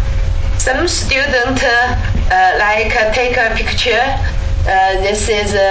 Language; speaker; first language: English; non-native, learner; Chinese